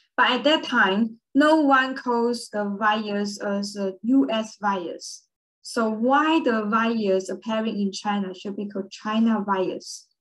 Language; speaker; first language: English; early bilingual, other home language; Chinese